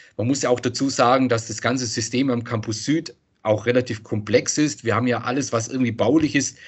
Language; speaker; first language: German; native; German